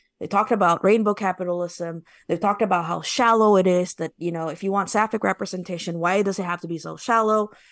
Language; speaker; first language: English; native; English